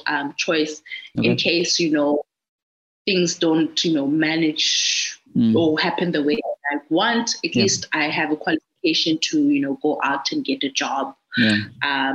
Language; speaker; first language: English; non-native, local second language; Xhosa